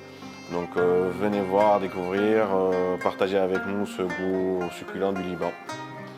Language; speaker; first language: French; non-native, local second language; Arabic